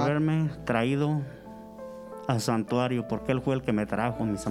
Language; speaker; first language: Spanish; native; Spanish